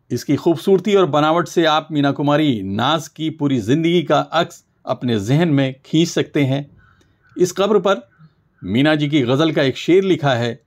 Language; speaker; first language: Urdu; native; Urdu